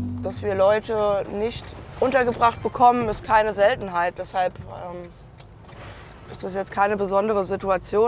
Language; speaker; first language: German; native; German